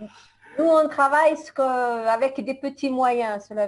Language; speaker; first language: French; non-native, fluent; Italian